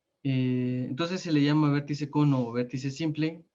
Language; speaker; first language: Spanish; native; Spanish